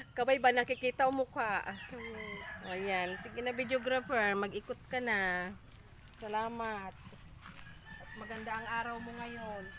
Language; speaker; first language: Filipino; non-native, local second language; Bikol